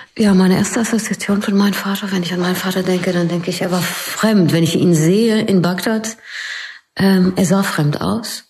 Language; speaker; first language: German; non-native, fluent; Arabic